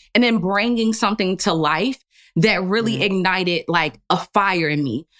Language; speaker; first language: English; early bilingual, other home language; Yoruba